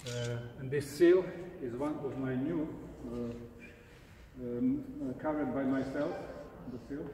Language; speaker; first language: English; non-native, learner; Slovak